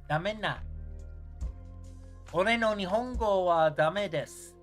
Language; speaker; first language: Japanese; non-native, learner; English